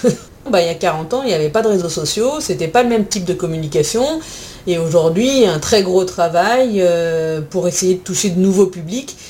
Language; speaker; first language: French; native; French